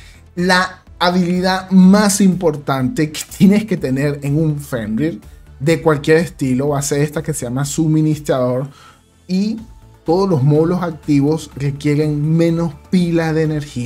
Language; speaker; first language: Spanish; native; Spanish